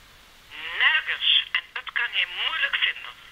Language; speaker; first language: Dutch; non-native, learner; Serbian